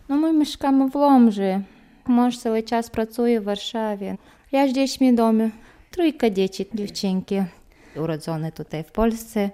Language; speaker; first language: Polish; non-native, learner; Chechen